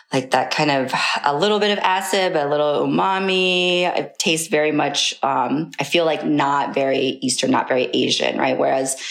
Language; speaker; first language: English; early bilingual, other home language; Chinese